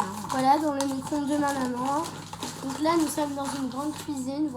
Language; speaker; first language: French; native; French